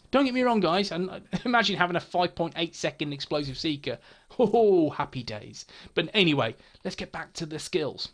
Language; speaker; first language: English; native; English